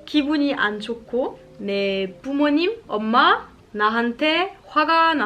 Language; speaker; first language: Korean; non-native, learner; French